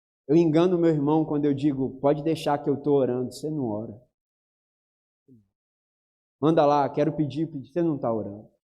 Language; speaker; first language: Portuguese; native; Portuguese